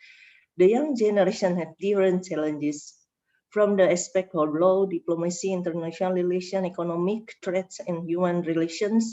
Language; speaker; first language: English; non-native, learner; Indonesian